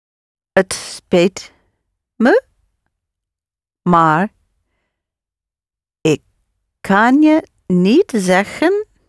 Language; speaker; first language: Dutch; non-native, learner; English